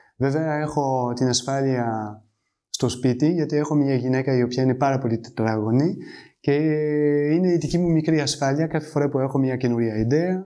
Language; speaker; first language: Greek; non-native, fluent; French